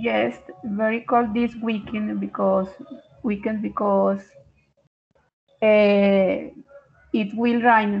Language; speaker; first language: English; non-native, learner; Spanish